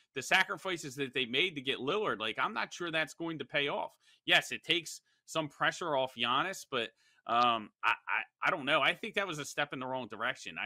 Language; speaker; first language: English; native; English